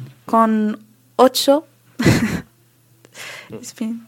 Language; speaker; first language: Spanish; non-native, learner; Arabic